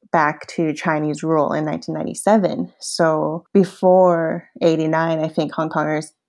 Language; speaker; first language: English; early bilingual, other home language; Cantonese